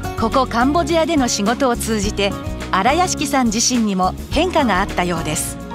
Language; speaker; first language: Japanese; native; Japanese